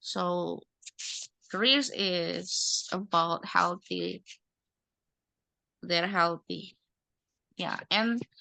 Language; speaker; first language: English; non-native, learner; Indonesian